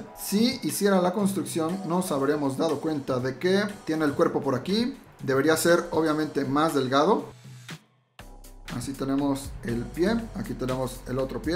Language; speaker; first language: Spanish; native; Spanish